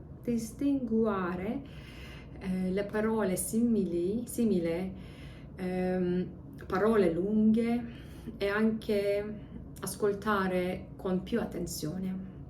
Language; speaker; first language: Italian; non-native, learner; English